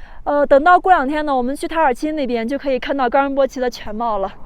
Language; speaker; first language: Chinese; native; Chinese